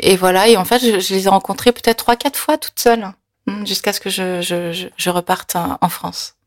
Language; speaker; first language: French; early bilingual, other home language; Korean